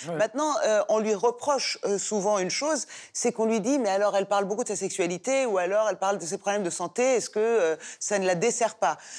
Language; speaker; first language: French; non-native, fluent; Persian